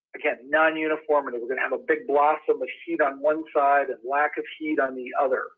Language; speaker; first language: English; native; English